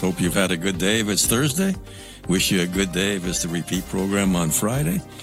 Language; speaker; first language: English; non-native, local second language; Spanish